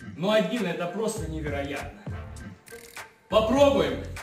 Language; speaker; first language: Russian; native; Russian